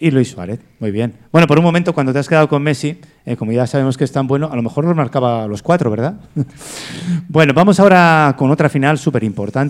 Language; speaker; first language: Spanish; native; Spanish